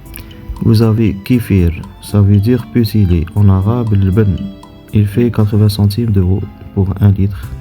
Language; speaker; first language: French; non-native, local second language; Arabic